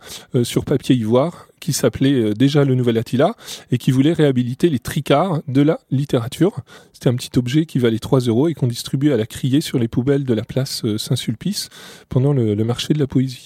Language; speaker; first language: French; native; French